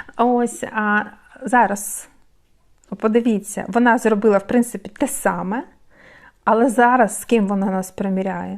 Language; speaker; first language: Ukrainian; non-native, local second language; Russian